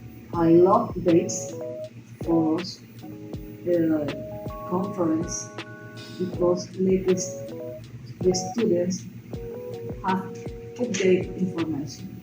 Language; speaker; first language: English; non-native, learner; Spanish